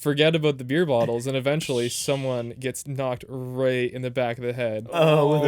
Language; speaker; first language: English; native; English